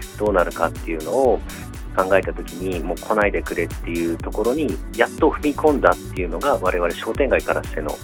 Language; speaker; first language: Japanese; native; Japanese